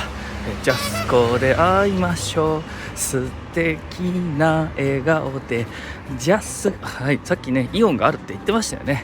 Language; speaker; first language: Japanese; native; Japanese